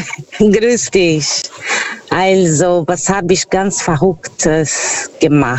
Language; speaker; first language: German; non-native, fluent; Portuguese